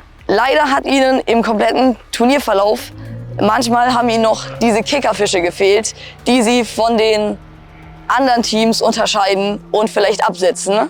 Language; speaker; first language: German; native; German